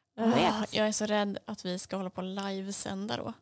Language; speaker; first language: Swedish; native; Swedish